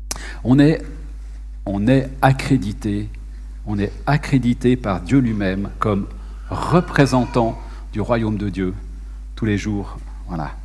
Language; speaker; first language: French; native; French